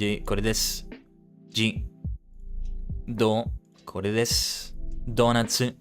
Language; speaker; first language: Japanese; non-native, learner; English